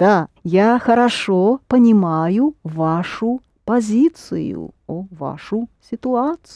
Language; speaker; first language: Russian; non-native, fluent; English